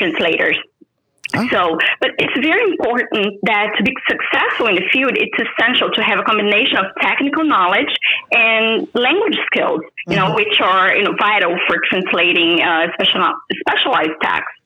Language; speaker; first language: English; non-native, fluent; Portuguese